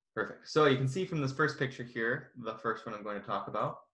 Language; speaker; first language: English; native; English